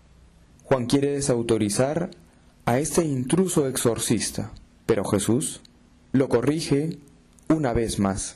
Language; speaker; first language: Spanish; native; Spanish